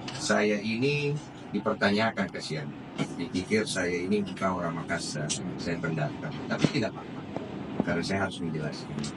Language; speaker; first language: Indonesian; native; Indonesian